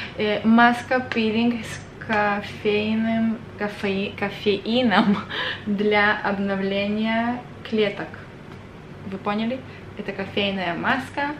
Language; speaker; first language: Russian; early bilingual, other home language; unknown